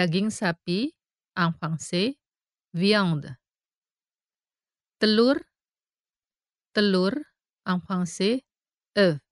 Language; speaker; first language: French; non-native, fluent; Indonesian